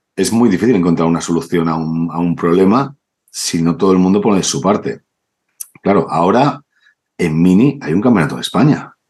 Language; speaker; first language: Spanish; native; Spanish